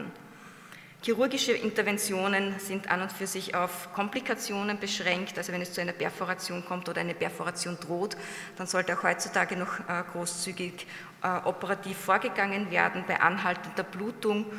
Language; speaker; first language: German; native; German